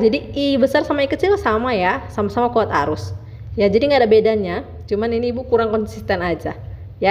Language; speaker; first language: Indonesian; native; Indonesian